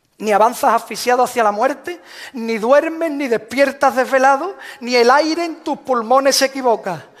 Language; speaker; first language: Spanish; native; Spanish